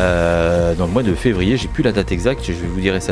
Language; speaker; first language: French; native; French